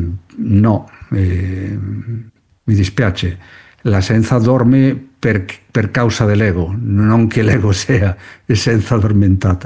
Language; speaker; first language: Italian; non-native, fluent; Spanish